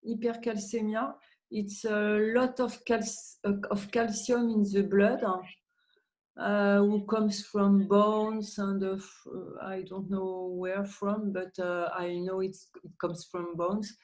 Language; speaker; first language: English; non-native, learner; French